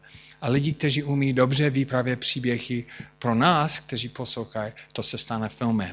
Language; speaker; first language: Czech; non-native, fluent; English